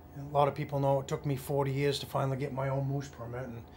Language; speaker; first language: English; native; English